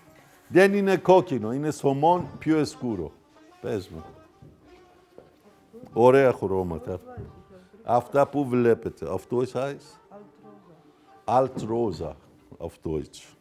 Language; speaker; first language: Greek; non-native, fluent; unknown